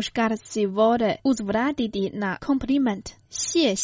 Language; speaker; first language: Croatian; non-native, fluent; Chinese